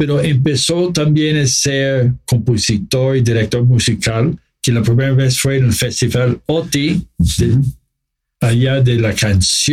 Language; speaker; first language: Spanish; non-native, fluent; English